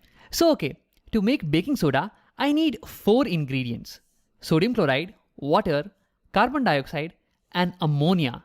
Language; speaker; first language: English; non-native, local second language; Hindi